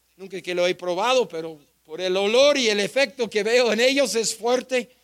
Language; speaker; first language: Spanish; non-native, fluent; English